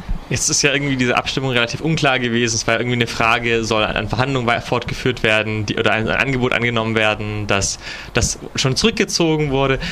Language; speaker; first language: German; native; German